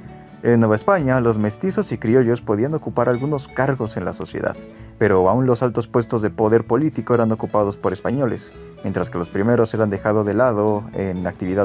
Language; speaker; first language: Spanish; native; Spanish